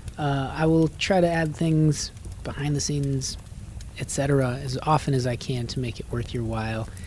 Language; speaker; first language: English; native; English